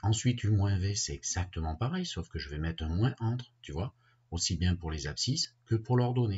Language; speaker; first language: French; native; French